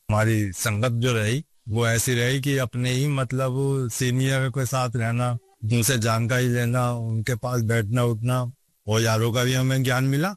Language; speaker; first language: Hindi; native; Hindi